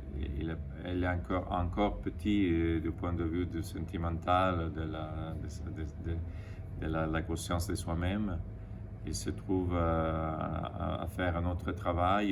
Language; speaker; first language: French; non-native, fluent; Italian